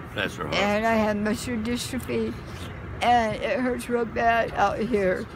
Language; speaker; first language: English; native; English